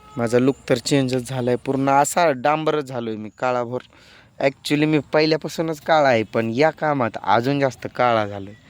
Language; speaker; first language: Marathi; non-native, local second language; Lambadi